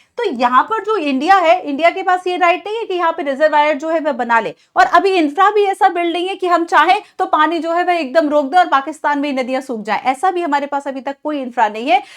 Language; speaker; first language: Hindi; native; Hindi